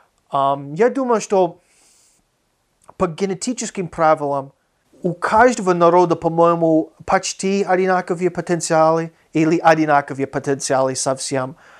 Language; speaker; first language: Russian; non-native, fluent; English